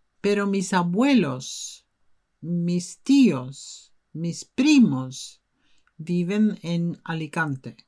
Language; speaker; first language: Spanish; non-native, fluent; Norwegian